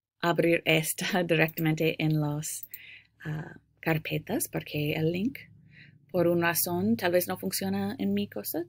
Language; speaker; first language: Spanish; non-native, fluent; English